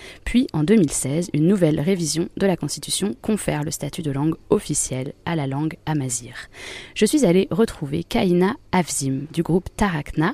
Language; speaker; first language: French; native; French